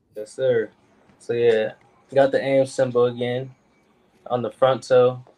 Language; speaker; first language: English; native; English